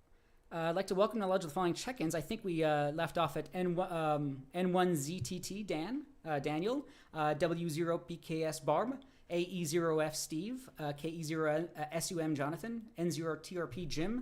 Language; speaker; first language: English; native; English